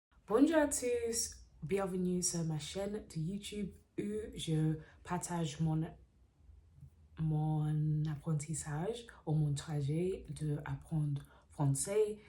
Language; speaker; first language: French; non-native, learner; English